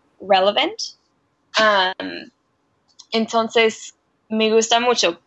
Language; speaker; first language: Spanish; non-native, learner; English